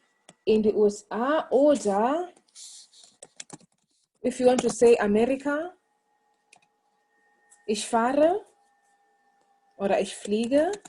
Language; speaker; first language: German; non-native, learner; English